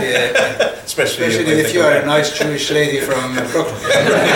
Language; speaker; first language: English; non-native, fluent; Persian